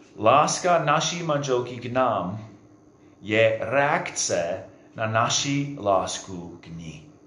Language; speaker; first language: Czech; non-native, fluent; English